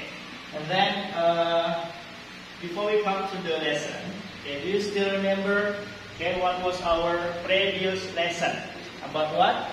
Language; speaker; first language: English; non-native, fluent; Indonesian